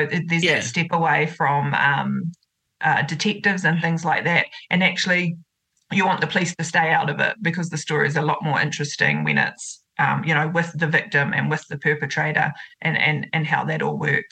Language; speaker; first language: English; native; English